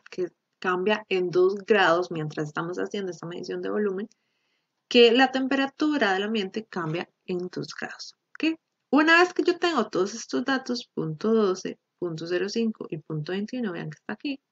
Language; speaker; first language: Spanish; native; Spanish